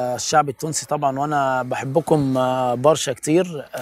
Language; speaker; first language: Arabic; native; Arabic